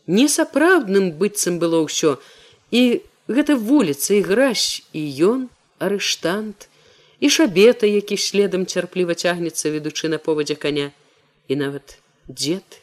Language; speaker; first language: Belarusian; native; Belarusian